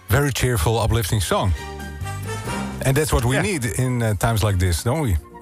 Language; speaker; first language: English; non-native, fluent; Dutch